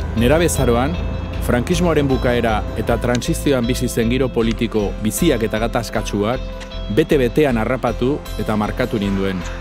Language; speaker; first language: Basque; non-native, local second language; Spanish